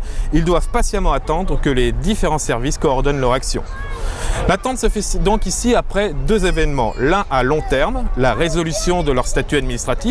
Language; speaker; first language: French; native; French